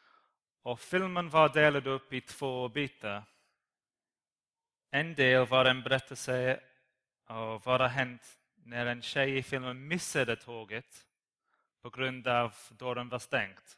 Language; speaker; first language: Swedish; non-native, learner; English